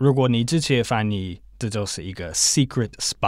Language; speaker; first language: Chinese; non-native, fluent; English